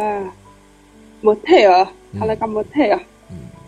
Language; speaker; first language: Korean; non-native, learner; Chinese